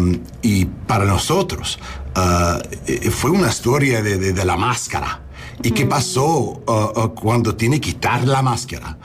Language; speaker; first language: Spanish; non-native, learner; English